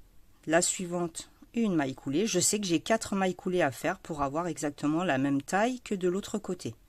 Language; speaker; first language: French; native; French